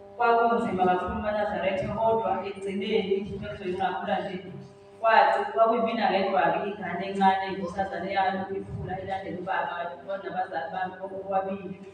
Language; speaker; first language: Zulu; native; Zulu